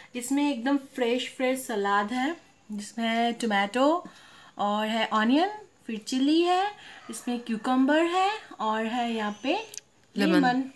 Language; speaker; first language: Hindi; non-native, local second language; Bangla